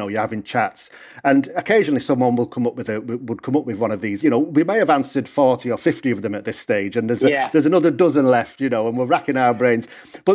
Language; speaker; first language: English; native; English